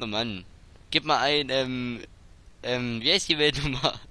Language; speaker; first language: German; native; German